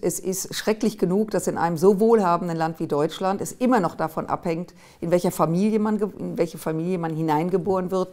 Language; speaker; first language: German; native; German